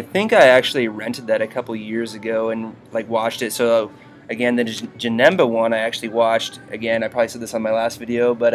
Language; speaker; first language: English; native; English